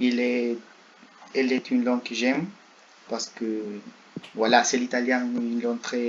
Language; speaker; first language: French; non-native, learner; Spanish